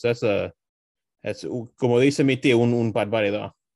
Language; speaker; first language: Spanish; early bilingual, other home language; English